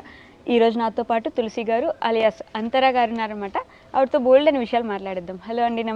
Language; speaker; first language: Telugu; native; Telugu